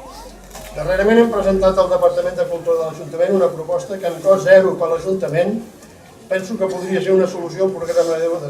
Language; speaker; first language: Catalan; native; Catalan